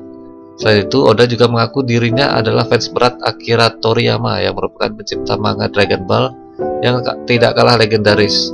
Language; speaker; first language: Indonesian; native; Indonesian